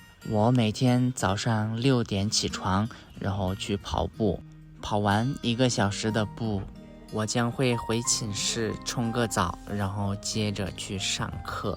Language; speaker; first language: Chinese; non-native, fluent; Lao